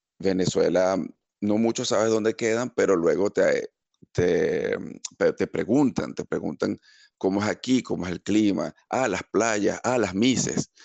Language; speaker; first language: Spanish; native; Spanish